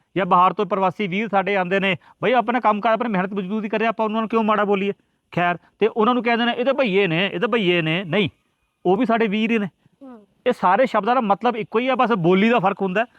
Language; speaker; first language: Punjabi; non-native, local second language; Hindi